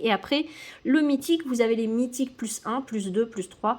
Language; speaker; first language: French; native; French